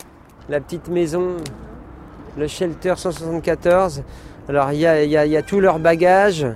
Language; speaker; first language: French; native; French